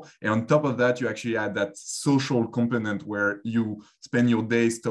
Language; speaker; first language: English; non-native, fluent; French